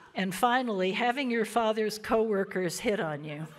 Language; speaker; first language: English; native; English